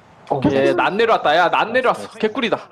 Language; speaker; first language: Korean; native; Korean